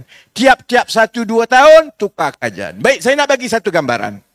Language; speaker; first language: Malay; native; Malay